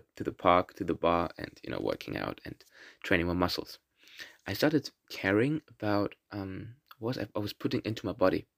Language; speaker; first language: English; non-native, fluent; German